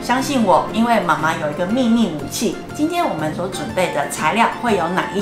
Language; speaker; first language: Chinese; native; Chinese